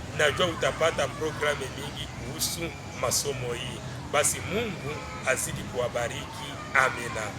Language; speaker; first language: Swahili; non-native, local second language; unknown